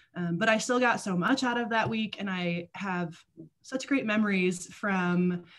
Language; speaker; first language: English; native; English